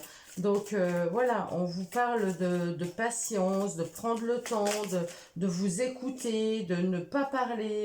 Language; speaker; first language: French; native; French